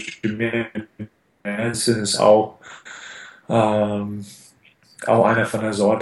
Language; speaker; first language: German; non-native, fluent; English